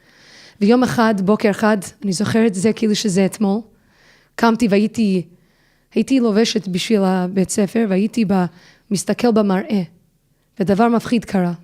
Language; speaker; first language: Hebrew; non-native, fluent; English